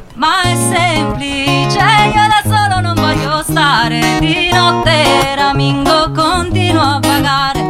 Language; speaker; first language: Italian; native; Italian